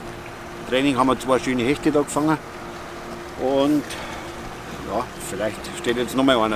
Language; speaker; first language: German; native; German